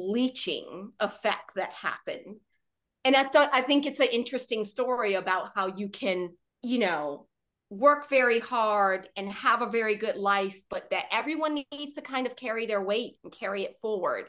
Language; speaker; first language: English; native; English